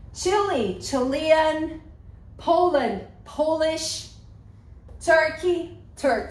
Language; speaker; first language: English; non-native, fluent; Portuguese